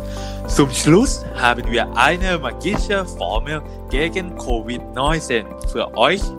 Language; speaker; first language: German; non-native, learner; Thai